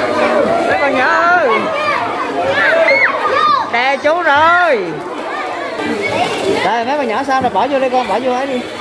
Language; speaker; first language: Vietnamese; native; Vietnamese